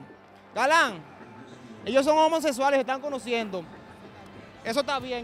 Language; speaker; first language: Spanish; native; Spanish